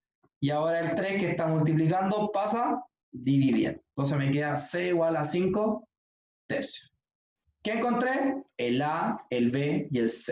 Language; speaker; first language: Spanish; native; Spanish